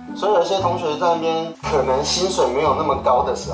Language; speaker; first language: Chinese; native; Chinese